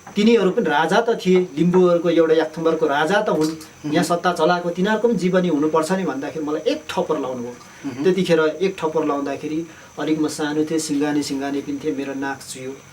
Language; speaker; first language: Nepali; non-native, local second language; Limbu